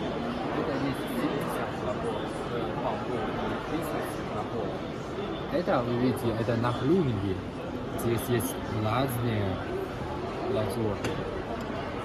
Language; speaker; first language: Russian; non-native, learner; Chinese